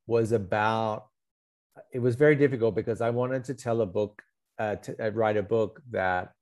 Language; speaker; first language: English; native; English